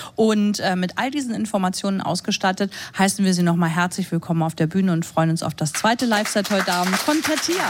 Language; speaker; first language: German; native; German